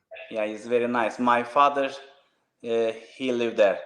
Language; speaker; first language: English; non-native, learner; Turkish